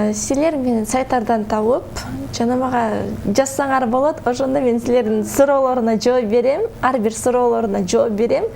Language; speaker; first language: Kyrgyz; non-native, local second language; Russian